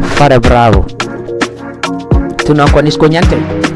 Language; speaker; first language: Italian; non-native, learner; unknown